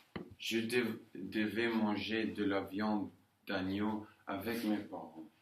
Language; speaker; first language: French; non-native, learner; Norwegian